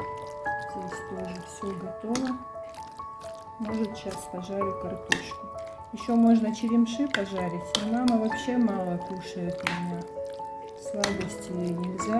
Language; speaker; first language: Russian; non-native, local second language; Chechen